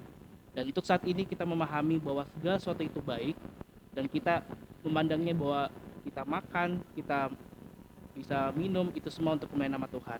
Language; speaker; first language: Indonesian; native; Indonesian